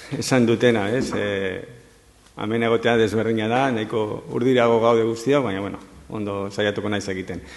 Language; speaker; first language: Basque; non-native, local second language; Spanish